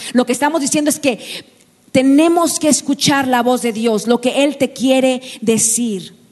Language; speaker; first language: Spanish; native; Spanish